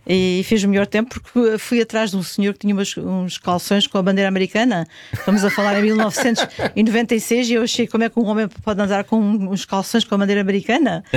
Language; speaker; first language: Portuguese; native; Portuguese